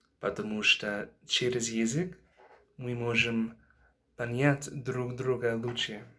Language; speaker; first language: Russian; non-native, learner; English